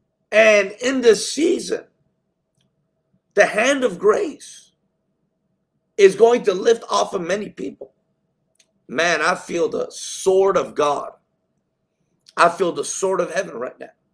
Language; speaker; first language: English; native; English